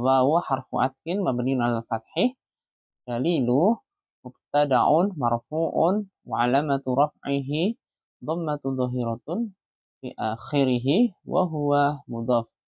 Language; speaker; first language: Arabic; non-native, learner; Indonesian